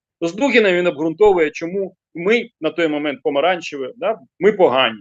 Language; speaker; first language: Ukrainian; non-native, local second language; Russian